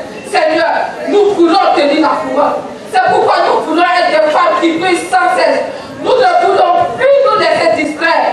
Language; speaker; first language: French; non-native, local second language; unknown